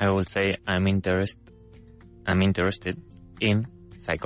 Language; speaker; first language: English; non-native, fluent; Spanish